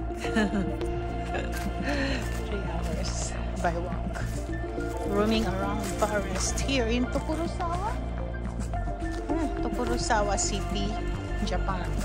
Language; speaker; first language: English; non-native, local second language; Filipino